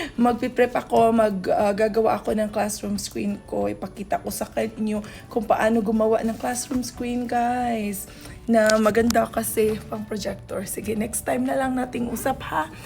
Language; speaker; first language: Filipino; non-native, local second language; Hiligaynon